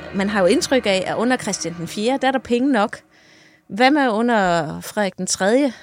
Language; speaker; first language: Danish; native; Danish